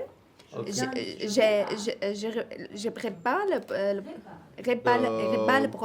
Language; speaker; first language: French; non-native, learner; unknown